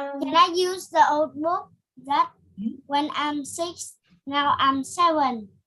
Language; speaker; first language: English; non-native, learner; Vietnamese